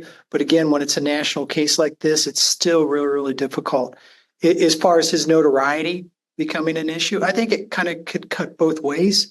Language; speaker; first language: English; native; English